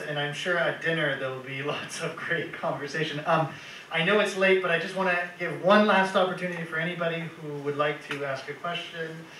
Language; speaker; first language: English; native; English